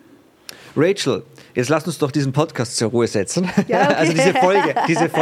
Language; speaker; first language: German; native; German